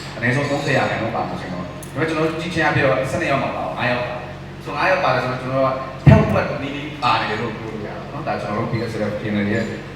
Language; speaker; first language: Burmese; non-native, local second language; Shwe Palaung